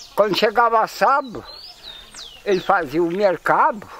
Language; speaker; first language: Portuguese; native; Portuguese